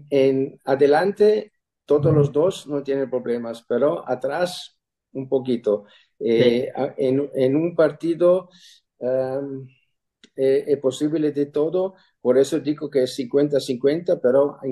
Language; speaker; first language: Spanish; non-native, fluent; German